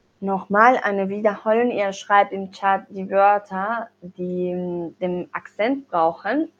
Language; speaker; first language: German; non-native, learner; Spanish